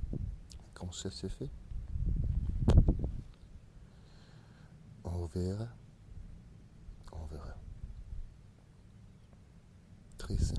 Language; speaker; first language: French; non-native, learner; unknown